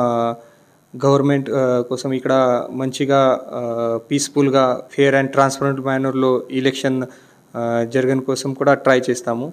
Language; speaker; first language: Telugu; non-native, learner; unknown